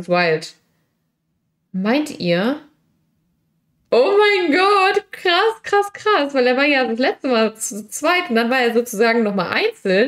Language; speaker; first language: German; native; German